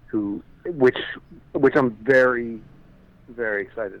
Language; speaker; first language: English; native; English